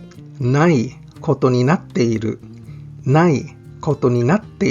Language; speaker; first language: Japanese; non-native, fluent; English